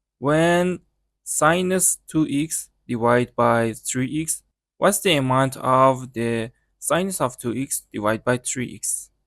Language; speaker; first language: English; non-native, learner; Persian